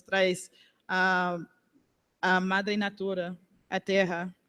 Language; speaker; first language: Portuguese; non-native, learner; English